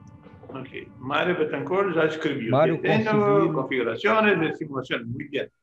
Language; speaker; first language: Portuguese; non-native, learner; Spanish